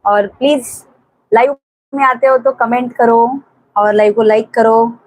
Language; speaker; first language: Hindi; non-native, local second language; Marathi